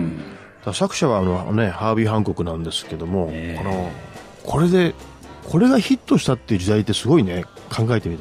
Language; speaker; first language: Japanese; native; Japanese